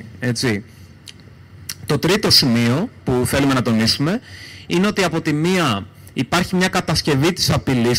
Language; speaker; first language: Greek; native; Greek